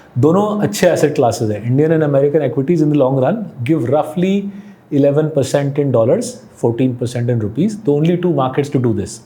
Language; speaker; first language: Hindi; non-native, local second language; Bangla